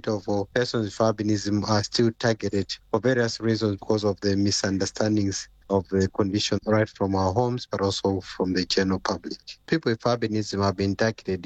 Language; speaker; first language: English; non-native, local second language; Nyanja